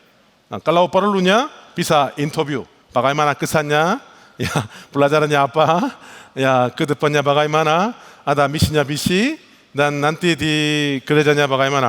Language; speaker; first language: Indonesian; non-native, learner; Korean